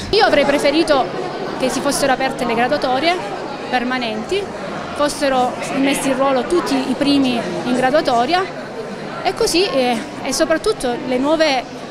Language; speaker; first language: Italian; native; Italian